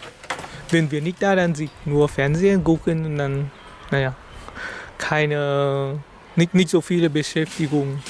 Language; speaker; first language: German; non-native, fluent; Vietnamese